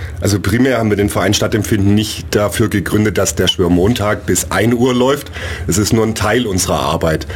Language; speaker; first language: German; native; German